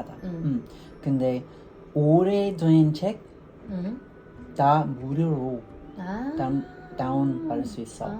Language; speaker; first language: Korean; non-native, learner; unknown